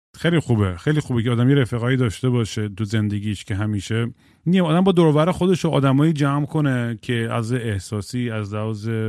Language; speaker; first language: Persian; native; Persian